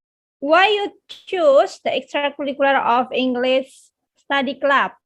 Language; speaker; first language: English; non-native, learner; Indonesian